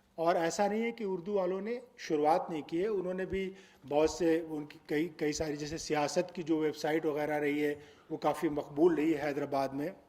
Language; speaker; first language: Urdu; native; Urdu